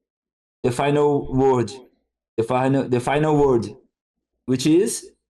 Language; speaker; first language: English; non-native, learner; Portuguese